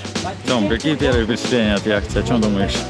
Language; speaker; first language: Russian; native; Russian